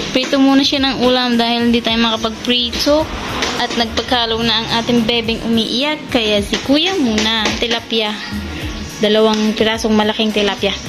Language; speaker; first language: Filipino; non-native, local second language; Bikol